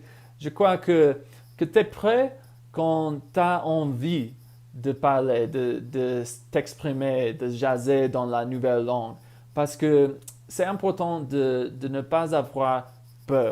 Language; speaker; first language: French; non-native, fluent; English